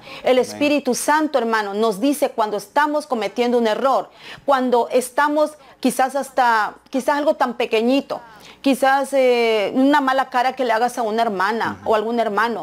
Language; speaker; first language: Spanish; native; Spanish